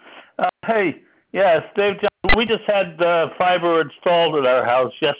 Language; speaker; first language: English; native; English